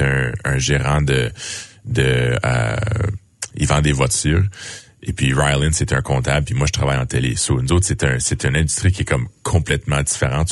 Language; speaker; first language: French; native; French